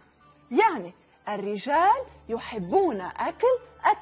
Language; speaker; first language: Arabic; native; Arabic